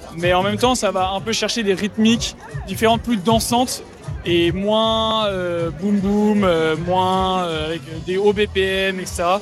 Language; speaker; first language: French; native; French